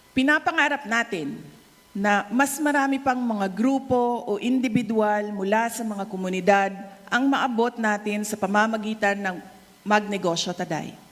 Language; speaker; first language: Filipino; non-native, local second language; Cebuano